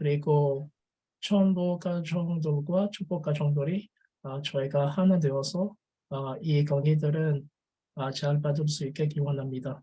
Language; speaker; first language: Korean; non-native, learner; French